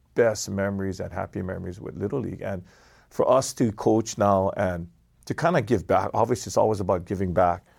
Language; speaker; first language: English; native; English